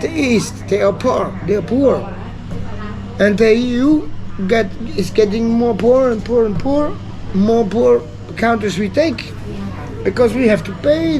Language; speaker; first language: English; non-native, learner; Italian